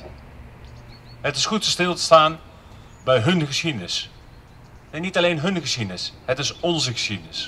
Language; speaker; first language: Dutch; native; Dutch